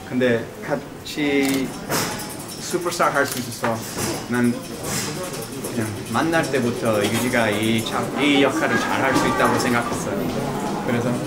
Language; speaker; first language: Korean; early bilingual, heritage; English